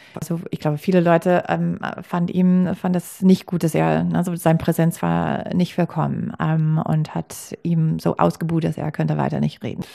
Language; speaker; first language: German; non-native, fluent; English